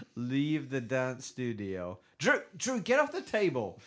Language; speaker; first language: English; native; English